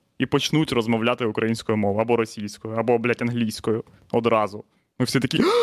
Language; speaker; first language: Ukrainian; non-native, local second language; Russian